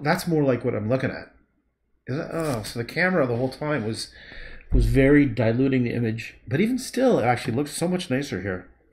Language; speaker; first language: English; native; English